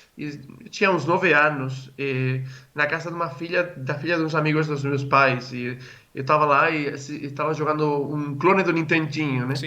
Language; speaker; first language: Portuguese; non-native, fluent; Spanish